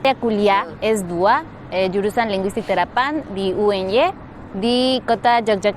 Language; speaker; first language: Indonesian; non-native, fluent; Spanish